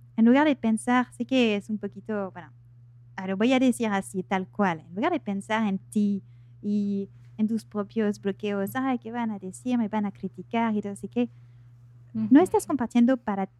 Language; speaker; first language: Spanish; non-native, fluent; French